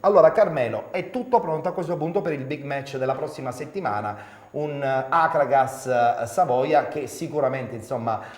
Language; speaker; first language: Italian; native; Italian